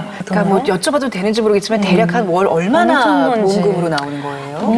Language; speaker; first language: Korean; native; Korean